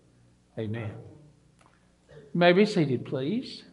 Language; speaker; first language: English; native; English